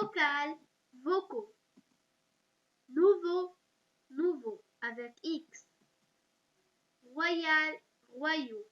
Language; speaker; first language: French; non-native, local second language; Arabic